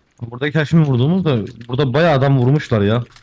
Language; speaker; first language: Turkish; native; Turkish